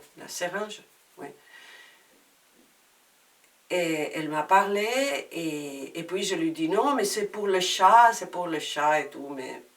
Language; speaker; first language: French; non-native, fluent; Spanish